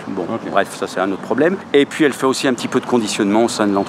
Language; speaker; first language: French; native; French